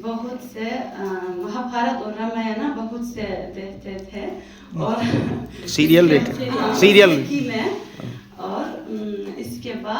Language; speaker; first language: Hindi; non-native, fluent; Uzbek